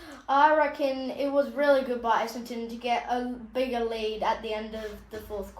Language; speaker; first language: English; native; English